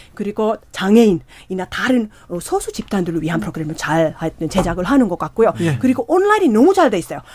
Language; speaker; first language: Korean; non-native, fluent; Finnish